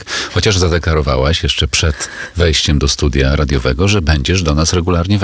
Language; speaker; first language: Polish; native; Polish